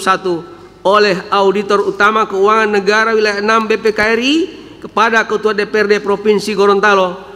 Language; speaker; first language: Indonesian; native; Indonesian